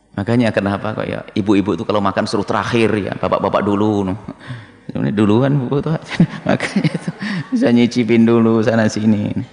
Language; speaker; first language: Indonesian; non-native, local second language; Javanese